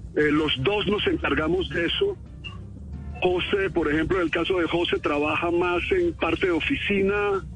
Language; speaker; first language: Spanish; native; Spanish